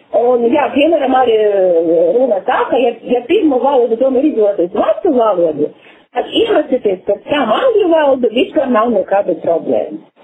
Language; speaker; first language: Latvian; non-native, local second language; Russian